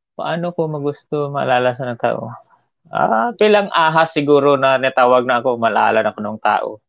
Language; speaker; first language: Filipino; non-native, local second language; Hiligaynon